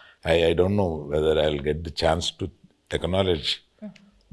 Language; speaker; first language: Telugu; native; Telugu